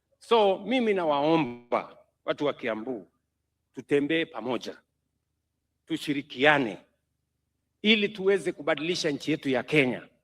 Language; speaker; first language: Swahili; non-native, local second language; Kalenjin